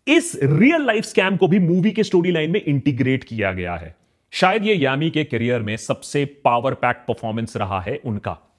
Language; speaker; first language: Hindi; native; Hindi